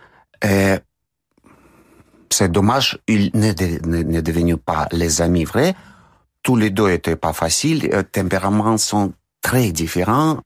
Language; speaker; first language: French; non-native, fluent; Russian